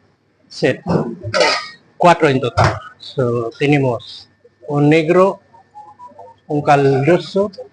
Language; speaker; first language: Spanish; non-native, learner; Filipino